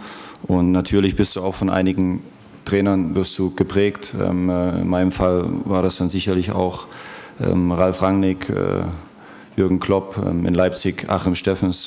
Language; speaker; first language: German; native; German